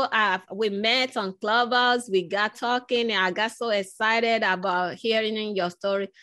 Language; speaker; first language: English; non-native, local second language; Yoruba